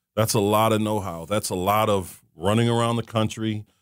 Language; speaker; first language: English; native; English